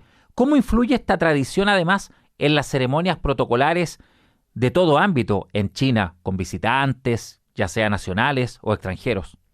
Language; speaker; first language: Spanish; native; Spanish